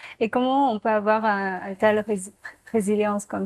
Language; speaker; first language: French; non-native, fluent; Chinese